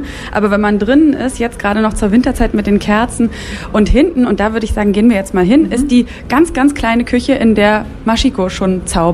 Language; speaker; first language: German; native; German